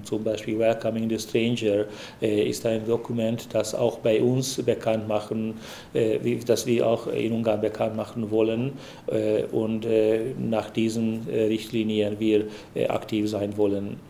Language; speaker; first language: German; non-native, fluent; Hungarian